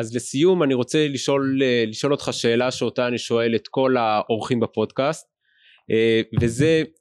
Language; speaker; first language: Hebrew; native; Hebrew